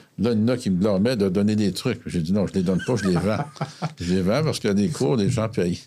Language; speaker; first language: French; native; French